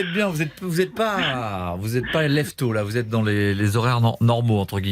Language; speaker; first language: French; native; French